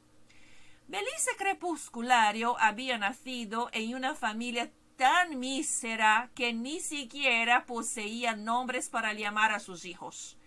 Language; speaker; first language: Spanish; non-native, fluent; Portuguese